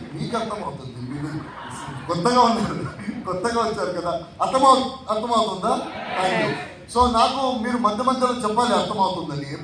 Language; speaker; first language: Telugu; non-native, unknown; Tulu